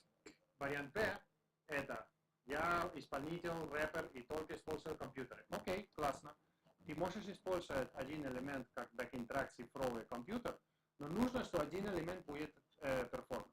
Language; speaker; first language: Russian; non-native, learner; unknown